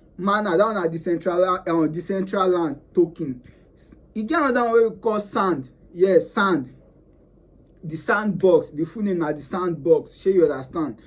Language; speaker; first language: Nigerian Pidgin; non-native, local second language; Yoruba